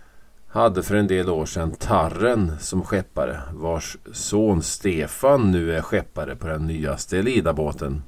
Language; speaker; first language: Swedish; native; Swedish